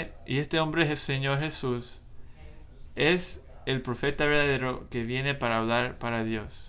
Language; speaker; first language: Spanish; non-native, fluent; English